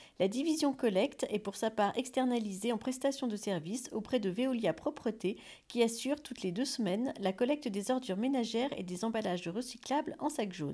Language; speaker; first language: French; native; French